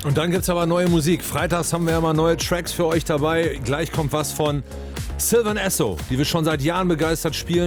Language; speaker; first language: German; native; German